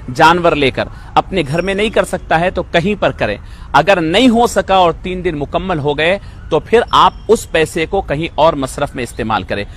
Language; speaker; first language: Urdu; native; Urdu